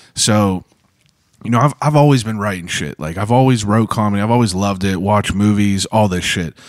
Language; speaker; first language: English; native; English